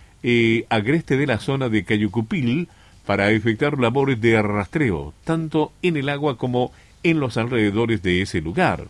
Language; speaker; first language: Spanish; native; Spanish